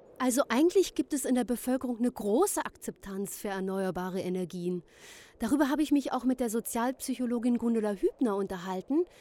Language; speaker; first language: German; native; German